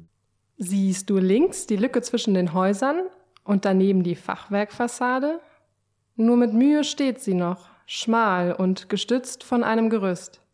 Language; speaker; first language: German; native; German